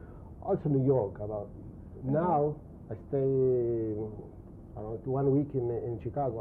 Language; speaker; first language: English; non-native, learner; Spanish